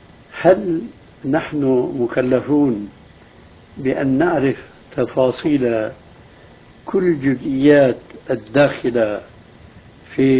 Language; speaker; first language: Arabic; early bilingual, other home language; Albanian